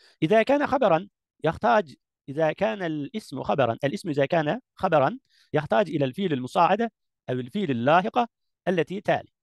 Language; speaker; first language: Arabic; non-native, learner; Turkish